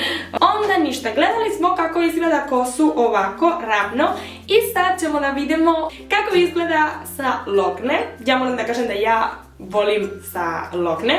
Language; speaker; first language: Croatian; early bilingual, heritage; Spanish